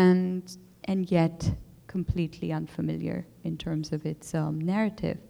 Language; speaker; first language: English; non-native, local second language; Urdu